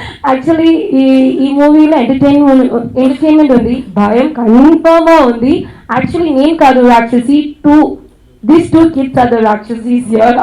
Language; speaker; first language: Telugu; non-native, learner; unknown